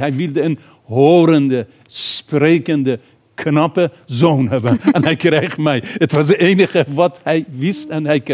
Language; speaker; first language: Dutch; non-native, fluent; Persian